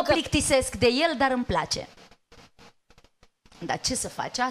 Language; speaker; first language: Romanian; native; Romanian